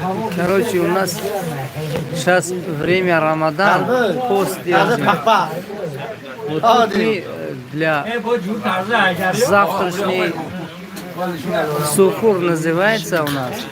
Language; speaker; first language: Russian; non-native, learner; Tajik